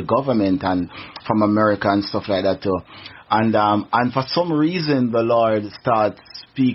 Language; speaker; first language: English; non-native, local second language; Jamaican Creole English